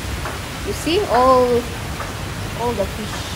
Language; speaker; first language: English; non-native, local second language; Filipino